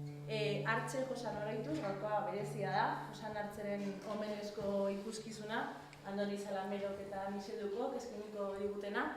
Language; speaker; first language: Basque; native; Basque